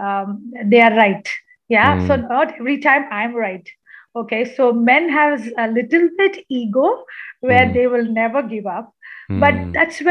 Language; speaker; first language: English; non-native, local second language; Malayalam